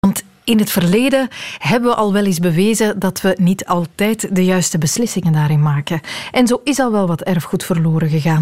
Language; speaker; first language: Dutch; native; Dutch